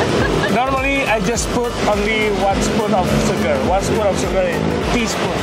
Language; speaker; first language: English; non-native, fluent; Indonesian